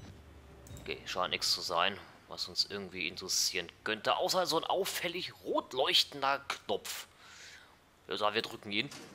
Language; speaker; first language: German; native; German